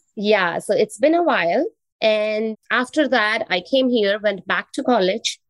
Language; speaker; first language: English; non-native, local second language; Hindi